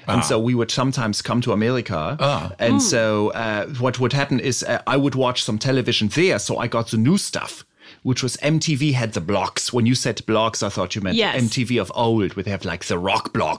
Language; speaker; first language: English; non-native, fluent; German